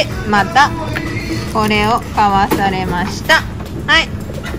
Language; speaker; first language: Japanese; native; Japanese